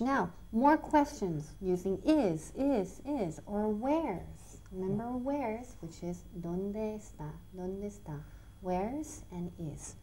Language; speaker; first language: English; native; English